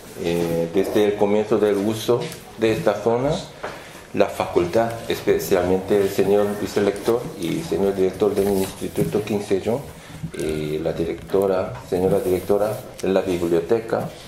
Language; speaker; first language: Spanish; non-native, fluent; Korean